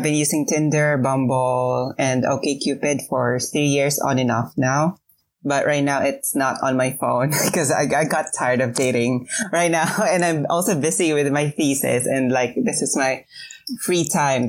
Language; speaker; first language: English; non-native, local second language; Filipino